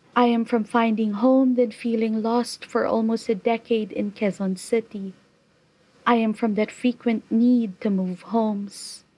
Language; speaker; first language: English; non-native, local second language; Chavacano